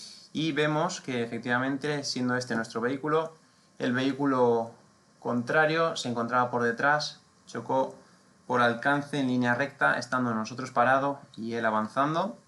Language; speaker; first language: Spanish; native; Spanish